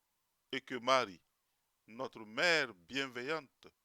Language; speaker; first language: French; native; French